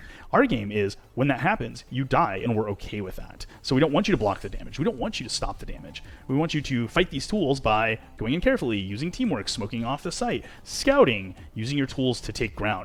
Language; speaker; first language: English; native; English